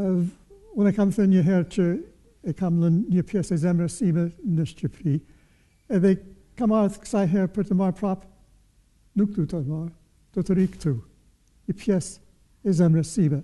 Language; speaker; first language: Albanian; non-native, learner; English